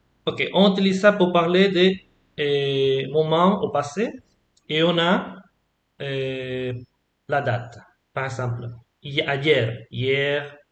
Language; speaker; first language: French; non-native, fluent; Spanish